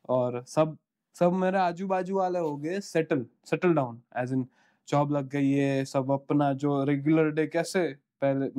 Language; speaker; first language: Hindi; non-native, local second language; Gujarati